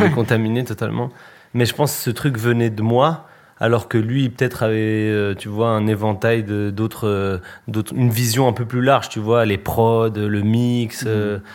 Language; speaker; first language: French; early bilingual, other home language; Spanish